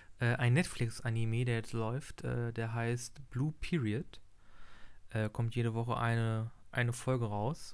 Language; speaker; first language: German; native; German